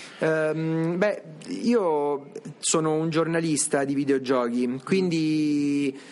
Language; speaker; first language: Italian; native; Italian